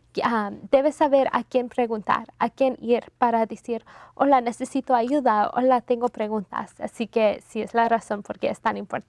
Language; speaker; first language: Spanish; non-native, fluent; English